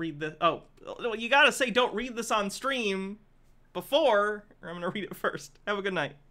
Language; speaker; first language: English; native; English